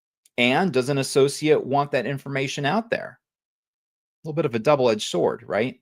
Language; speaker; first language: English; native; English